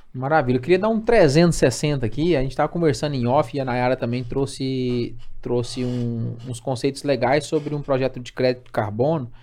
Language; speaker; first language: Portuguese; native; Portuguese